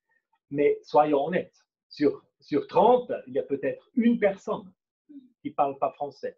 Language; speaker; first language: French; non-native, fluent; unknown